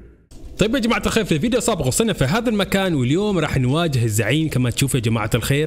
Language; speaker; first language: Arabic; native; Arabic